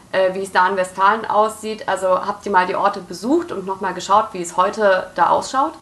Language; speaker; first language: German; native; German